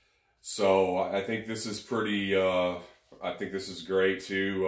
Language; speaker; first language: English; native; English